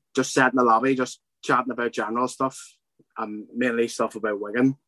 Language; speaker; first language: English; native; English